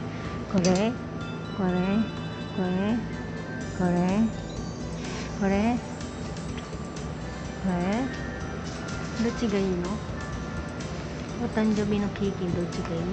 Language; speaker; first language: Japanese; non-native, learner; Filipino